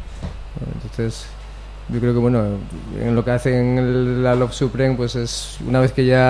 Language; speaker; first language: Spanish; native; Spanish